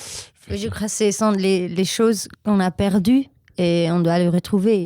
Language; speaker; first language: French; non-native, learner; German